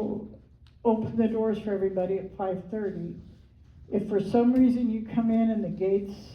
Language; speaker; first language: English; native; English